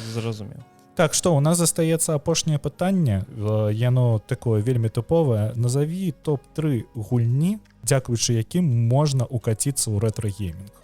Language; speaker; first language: Belarusian; non-native, local second language; Russian